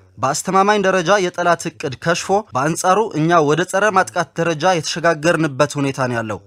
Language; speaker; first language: Amharic; non-native, local second language; Tigrinya